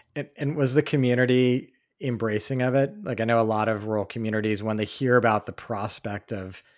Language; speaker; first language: English; native; English